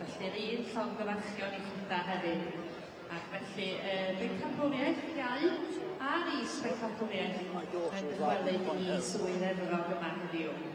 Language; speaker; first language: Welsh; native; Welsh